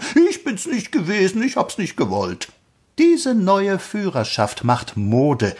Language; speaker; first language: German; native; German